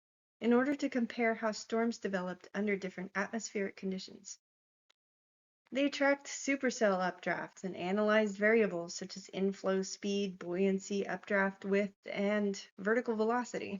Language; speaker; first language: English; native; English